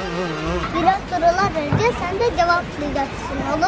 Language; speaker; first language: Turkish; early bilingual, other home language; Arabic